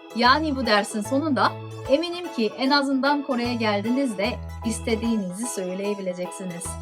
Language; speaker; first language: Turkish; non-native, fluent; Korean